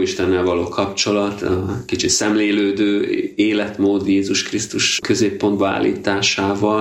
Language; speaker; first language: Hungarian; native; Hungarian